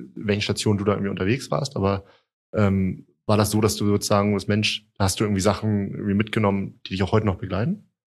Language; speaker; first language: German; native; German